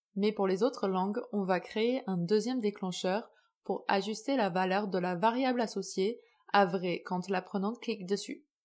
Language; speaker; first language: French; native; French